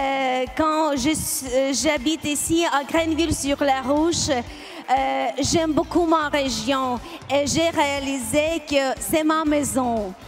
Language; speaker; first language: French; non-native, learner; Ukrainian